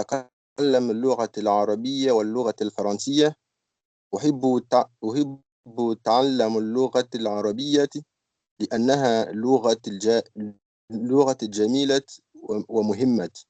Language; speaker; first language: Arabic; non-native, learner; Comorian